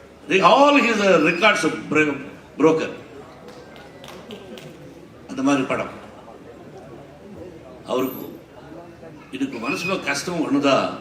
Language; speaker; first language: Tamil; non-native, learner; Telugu